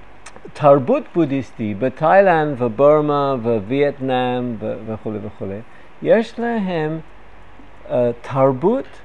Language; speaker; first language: Hebrew; non-native, fluent; English